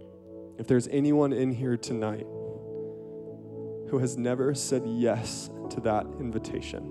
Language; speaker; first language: English; native; English